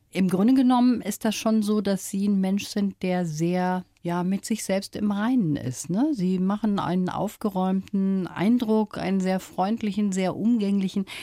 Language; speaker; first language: German; native; German